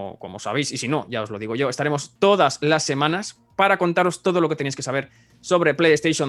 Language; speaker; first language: Spanish; native; Spanish